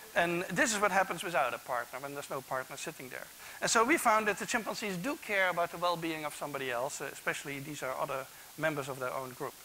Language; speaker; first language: English; non-native, fluent; Dutch